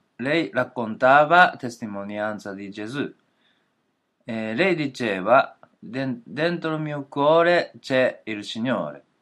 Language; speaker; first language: Italian; non-native, learner; Japanese